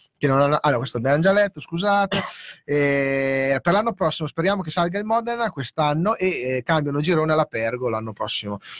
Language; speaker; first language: Italian; native; Italian